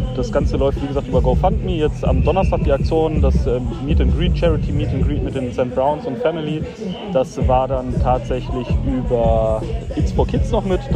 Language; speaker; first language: German; native; German